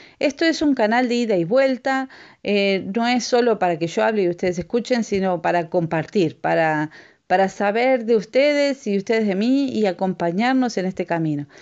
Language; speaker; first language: Spanish; native; Spanish